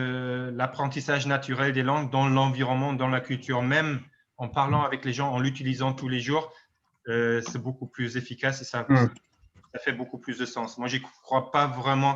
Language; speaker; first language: French; non-native, fluent; German